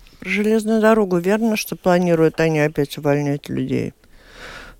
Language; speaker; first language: Russian; native; Russian